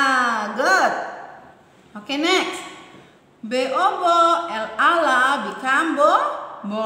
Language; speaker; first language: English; non-native, learner; Indonesian